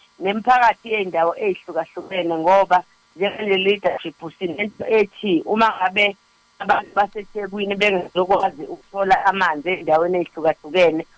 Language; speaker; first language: Zulu; native; Zulu